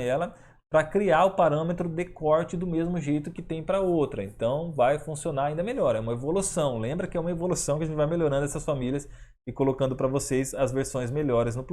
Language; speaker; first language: Portuguese; native; Portuguese